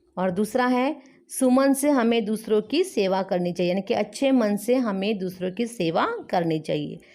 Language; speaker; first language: Hindi; non-native, local second language; Marathi